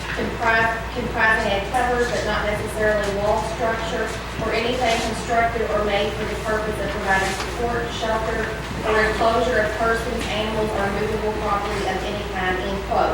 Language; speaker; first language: English; native; English